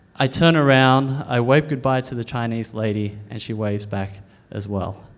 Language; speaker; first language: English; native; English